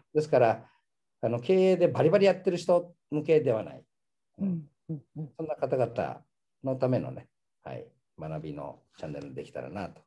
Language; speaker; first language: Japanese; early bilingual, heritage; Japanese